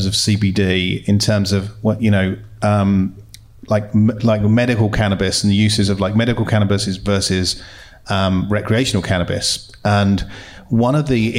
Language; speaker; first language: English; native; English